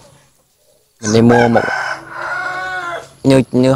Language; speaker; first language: Vietnamese; native; Vietnamese